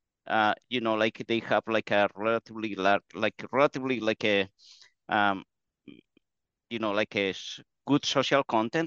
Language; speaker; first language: English; non-native, fluent; Spanish